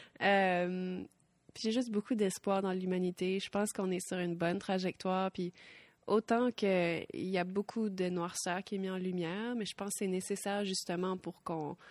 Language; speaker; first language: French; native; French